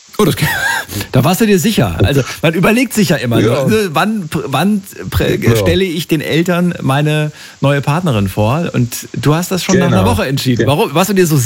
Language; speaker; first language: German; native; German